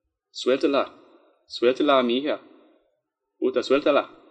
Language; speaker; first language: Spanish; non-native, fluent; English